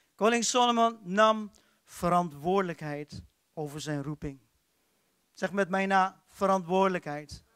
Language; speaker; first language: Dutch; non-native, fluent; Filipino